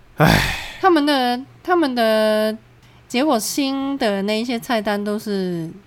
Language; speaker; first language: Chinese; non-native, local second language; Cantonese